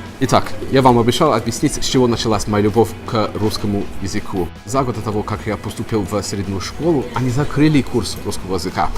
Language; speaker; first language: Russian; non-native, fluent; English